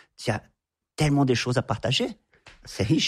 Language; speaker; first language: French; non-native, fluent; Portuguese